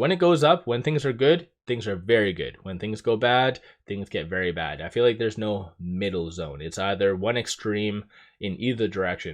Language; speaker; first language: English; native; English